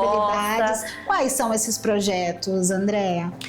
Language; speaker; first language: Portuguese; native; Portuguese